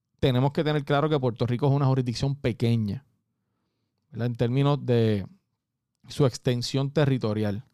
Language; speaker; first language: Spanish; native; Spanish